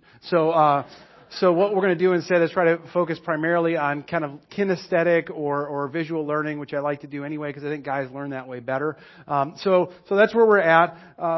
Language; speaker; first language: English; native; English